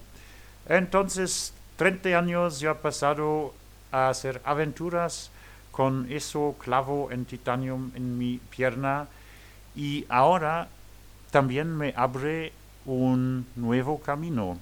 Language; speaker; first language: Spanish; non-native, learner; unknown